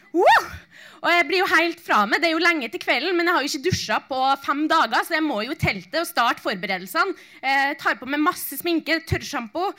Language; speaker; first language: Norwegian; native; Norwegian